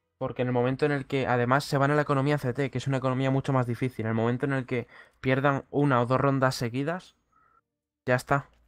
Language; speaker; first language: Spanish; native; Spanish